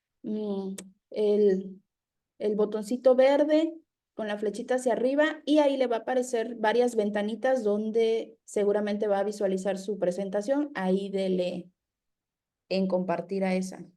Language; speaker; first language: Spanish; native; Spanish